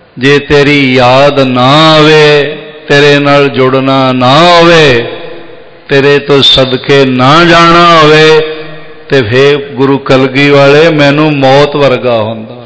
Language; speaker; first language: Punjabi; native; Punjabi